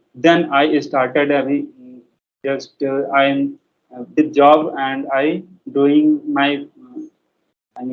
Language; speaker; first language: English; non-native, learner; Hindi